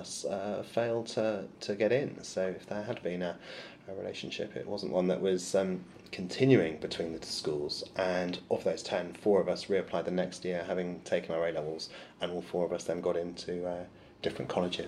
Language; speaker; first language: English; native; English